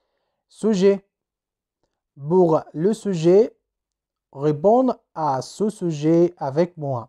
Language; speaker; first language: French; non-native, fluent; Arabic